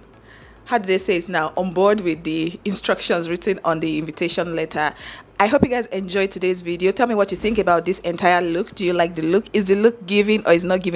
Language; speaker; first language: English; native; English